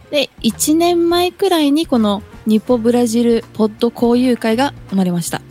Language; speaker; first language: Japanese; early bilingual, other home language; Portuguese